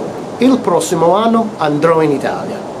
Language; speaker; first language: Italian; non-native, fluent; English